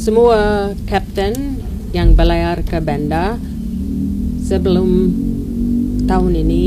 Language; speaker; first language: Indonesian; non-native, learner; English